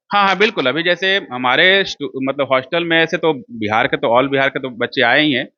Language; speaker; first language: Hindi; native; Hindi